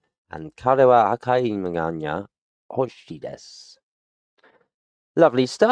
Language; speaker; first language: Japanese; non-native, learner; English